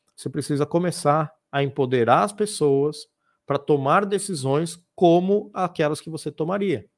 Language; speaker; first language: Portuguese; native; Portuguese